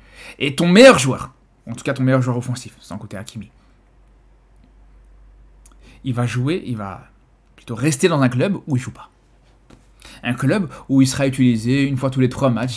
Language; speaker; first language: French; native; French